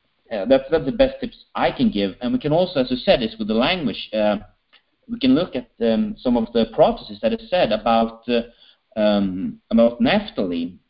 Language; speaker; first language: English; non-native, fluent; Swedish